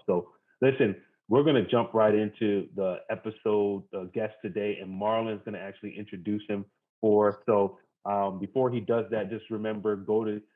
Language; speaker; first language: English; native; English